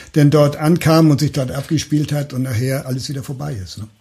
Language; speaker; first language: German; native; German